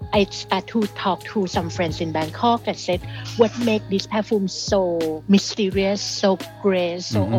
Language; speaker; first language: English; non-native, fluent; Thai